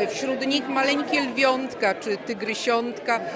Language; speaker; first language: Polish; native; Polish